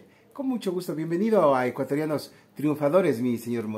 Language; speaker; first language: Spanish; native; Spanish